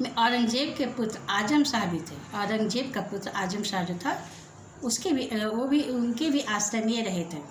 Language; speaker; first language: Hindi; native; Hindi